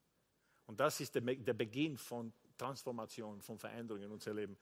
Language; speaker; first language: German; non-native, fluent; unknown